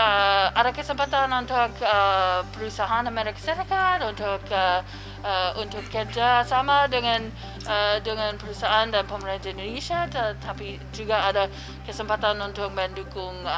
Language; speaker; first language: Indonesian; non-native, fluent; English